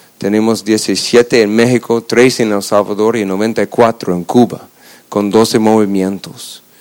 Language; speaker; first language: Spanish; non-native, fluent; English